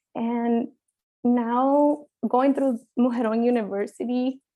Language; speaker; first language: English; early bilingual, other home language; Spanish